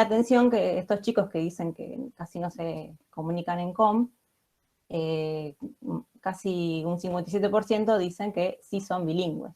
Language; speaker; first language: Spanish; native; Spanish